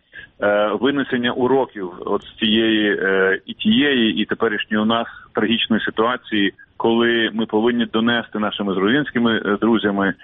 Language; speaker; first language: Ukrainian; native; Ukrainian